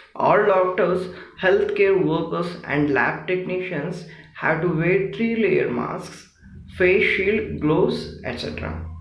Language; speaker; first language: English; non-native, local second language; Telugu